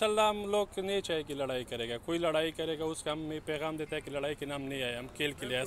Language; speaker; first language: Hindi; non-native, learner; Pashto